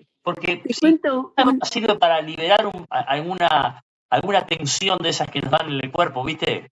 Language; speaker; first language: Spanish; native; Spanish